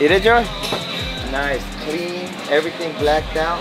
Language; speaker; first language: English; early bilingual, other home language; Spanish